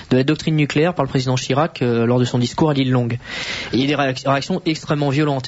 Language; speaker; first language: French; native; French